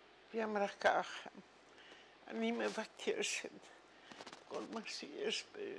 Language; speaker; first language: Hebrew; non-native, fluent; Yiddish